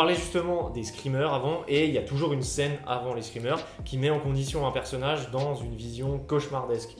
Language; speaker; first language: French; native; French